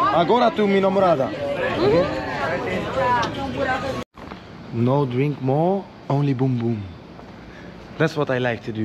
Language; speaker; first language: English; non-native, fluent; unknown